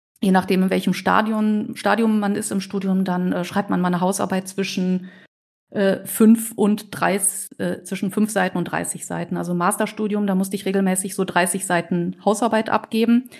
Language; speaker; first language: German; native; German